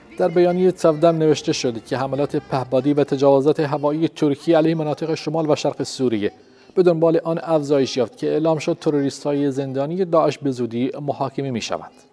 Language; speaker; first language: Persian; non-native, local second language; Central Kurdish